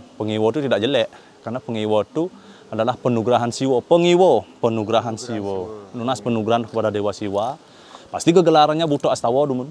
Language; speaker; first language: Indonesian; non-native, local second language; Balinese